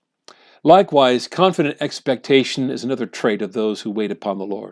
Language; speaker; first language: English; native; English